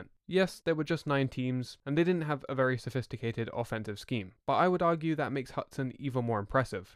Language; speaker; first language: English; native; English